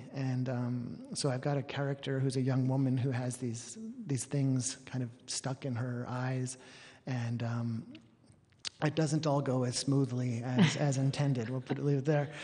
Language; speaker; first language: English; native; English